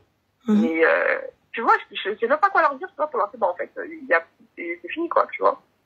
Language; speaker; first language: French; native; French